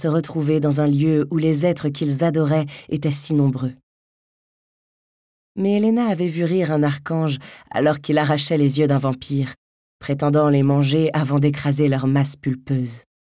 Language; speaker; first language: French; native; French